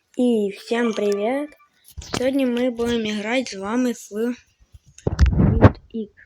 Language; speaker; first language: Russian; non-native, local second language; Ukrainian